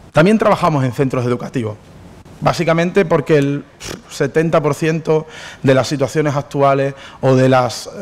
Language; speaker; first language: Spanish; native; Spanish